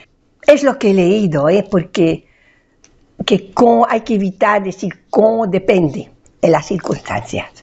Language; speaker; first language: Spanish; non-native, fluent; French